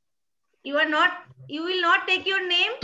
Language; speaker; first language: English; non-native, learner; Bangla